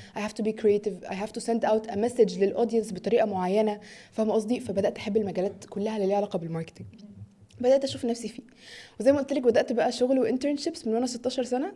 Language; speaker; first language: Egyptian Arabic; early bilingual, heritage; Arabic